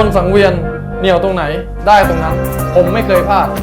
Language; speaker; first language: Thai; non-native, fluent; Spanish